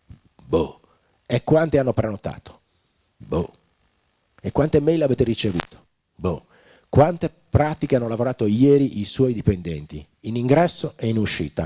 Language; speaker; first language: Italian; native; Italian